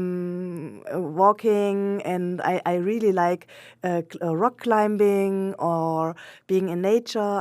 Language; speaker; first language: English; non-native, local second language; German